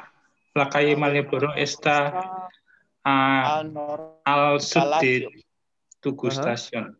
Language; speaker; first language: Spanish; non-native, learner; Indonesian